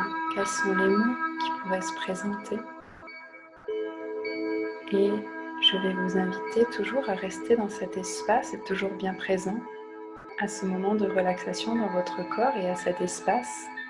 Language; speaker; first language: French; native; French